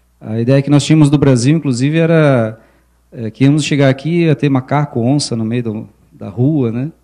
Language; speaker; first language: Portuguese; early bilingual, other home language; Spanish